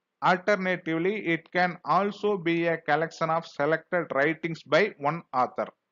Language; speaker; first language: English; non-native, local second language; Tamil